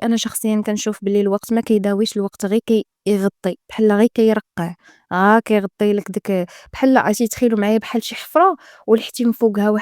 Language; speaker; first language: Arabic; native; Arabic